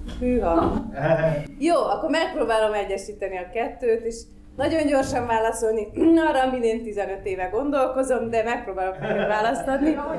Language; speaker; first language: Hungarian; native; Hungarian